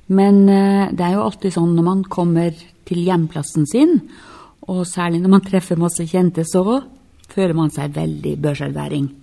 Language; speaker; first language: Norwegian; non-native, local second language; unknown